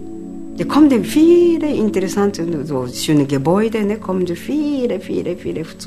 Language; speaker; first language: German; non-native, learner; Japanese